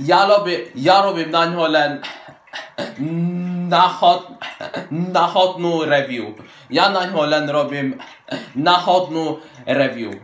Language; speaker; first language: Slovak; early bilingual, heritage; Slovak